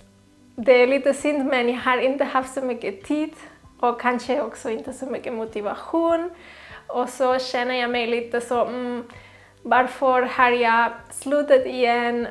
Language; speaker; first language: Swedish; non-native, fluent; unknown